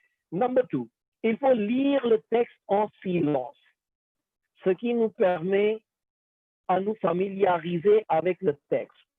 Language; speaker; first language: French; non-native, fluent; Hindi